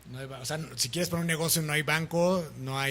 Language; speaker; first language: Spanish; native; Spanish